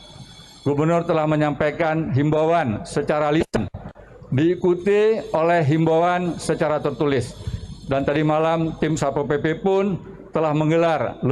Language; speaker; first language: Indonesian; native; Indonesian